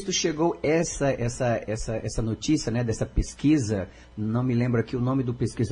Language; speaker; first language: Portuguese; native; Portuguese